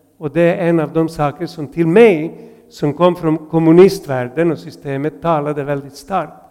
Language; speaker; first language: Swedish; non-native, fluent; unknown